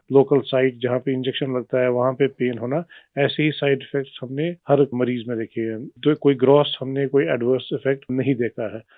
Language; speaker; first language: Hindi; non-native, local second language; Kashmiri